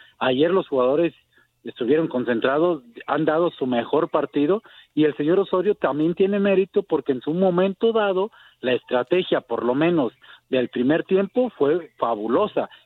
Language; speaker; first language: Spanish; native; Spanish